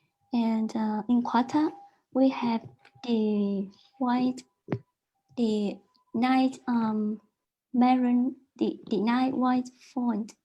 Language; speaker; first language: English; non-native, learner; Vietnamese